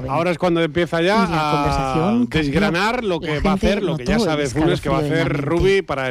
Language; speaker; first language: Spanish; native; Spanish